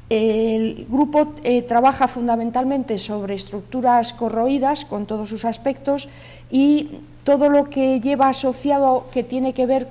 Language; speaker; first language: Spanish; native; Spanish